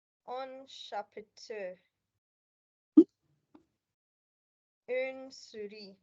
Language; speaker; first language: French; non-native, learner; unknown